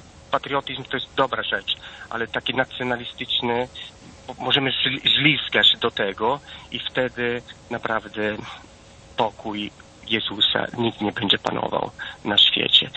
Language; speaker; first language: Polish; non-native, fluent; Italian